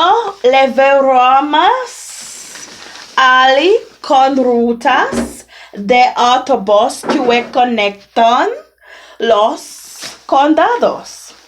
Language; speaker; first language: Spanish; non-native, learner; English